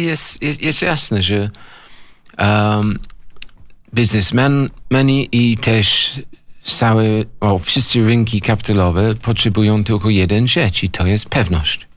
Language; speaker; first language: Polish; non-native, learner; English